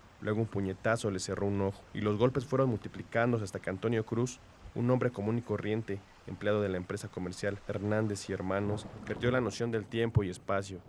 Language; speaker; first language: Spanish; native; Spanish